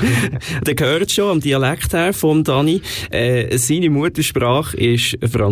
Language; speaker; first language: German; native; German